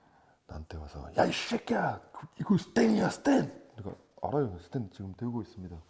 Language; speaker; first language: Korean; non-native, fluent; French